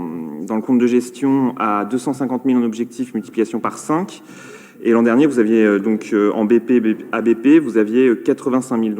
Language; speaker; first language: French; native; French